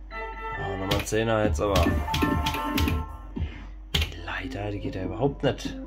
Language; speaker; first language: German; native; German